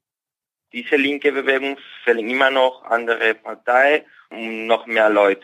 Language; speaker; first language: German; non-native, fluent; Spanish